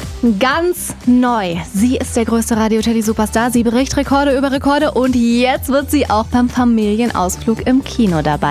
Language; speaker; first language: German; native; German